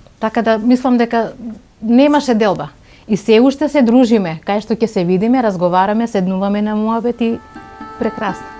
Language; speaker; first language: Macedonian; non-native, local second language; Romany